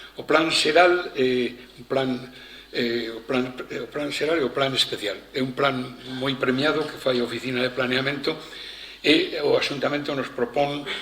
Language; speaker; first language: Galician; non-native, local second language; Spanish